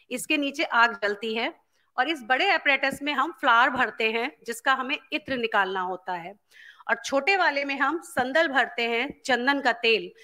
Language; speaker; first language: Hindi; native; Hindi